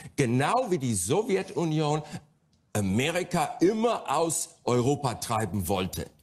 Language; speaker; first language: German; non-native, fluent; English